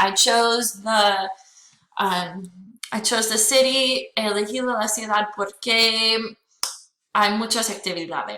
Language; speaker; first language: Spanish; non-native, fluent; English